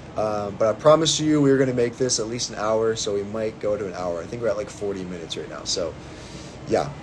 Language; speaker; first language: English; native; English